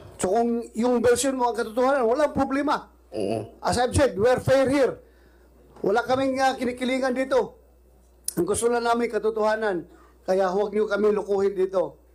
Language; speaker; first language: Filipino; non-native, local second language; Cebuano